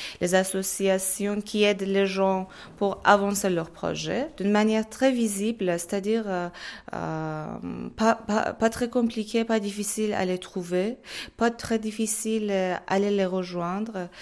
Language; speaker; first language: French; non-native, fluent; Persian